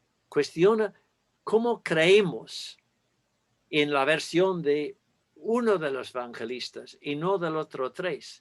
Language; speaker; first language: Spanish; non-native, fluent; English